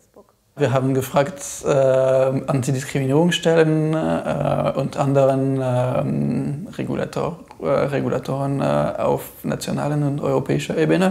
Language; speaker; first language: German; non-native, fluent; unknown